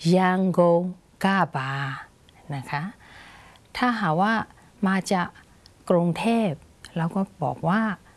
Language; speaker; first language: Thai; native; Thai